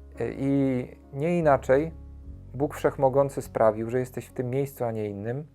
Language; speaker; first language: Polish; native; Polish